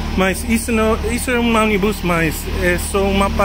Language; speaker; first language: Portuguese; non-native, learner; English